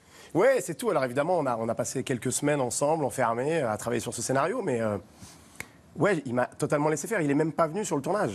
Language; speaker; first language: French; native; French